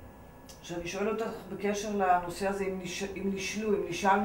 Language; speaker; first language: Hebrew; native; Hebrew